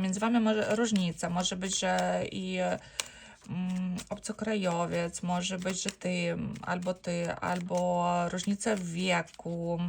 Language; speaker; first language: Polish; non-native, learner; Ukrainian